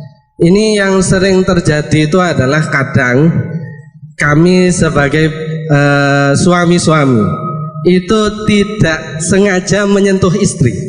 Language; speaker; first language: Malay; non-native, local second language; Javanese